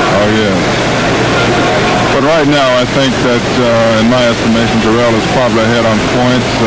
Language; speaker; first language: English; native; English